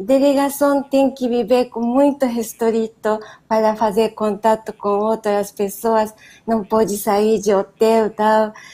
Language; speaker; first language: Portuguese; non-native, learner; Japanese